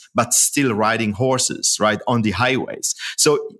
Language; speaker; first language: English; non-native, fluent; Italian